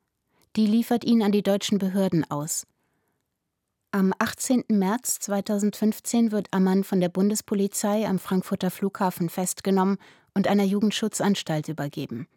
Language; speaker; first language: German; native; German